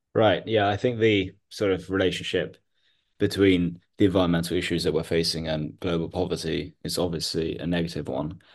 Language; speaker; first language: English; non-native, local second language; Hindi